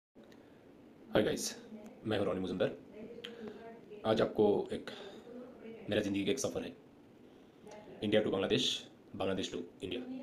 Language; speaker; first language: Hindi; non-native, local second language; Bangla